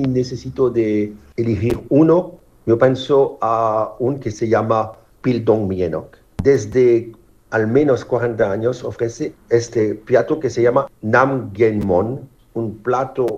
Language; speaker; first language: Spanish; non-native, learner; French